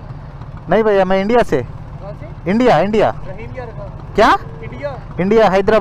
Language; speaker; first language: Hindi; non-native, local second language; Telugu